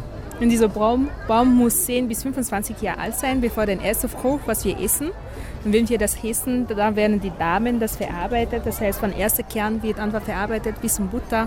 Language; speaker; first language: German; non-native, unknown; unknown